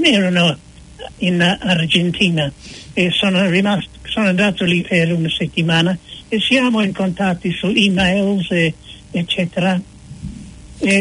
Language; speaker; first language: Italian; non-native, fluent; English